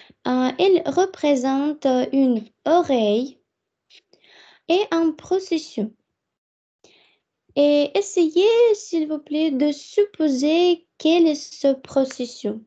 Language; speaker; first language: French; non-native, fluent; Russian